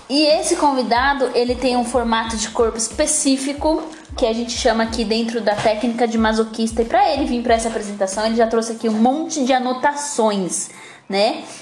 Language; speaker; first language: Portuguese; native; Portuguese